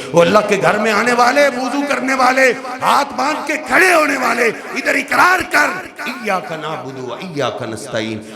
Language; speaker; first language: Urdu; non-native, local second language; Punjabi